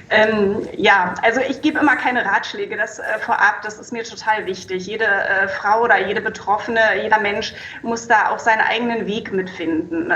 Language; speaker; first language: German; native; German